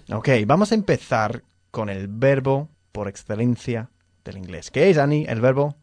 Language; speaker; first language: Spanish; non-native, fluent; English